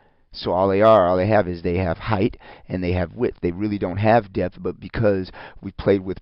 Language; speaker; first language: English; native; English